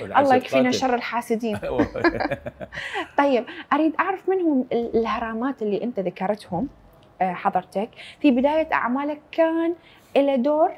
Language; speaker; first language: Arabic; native; Arabic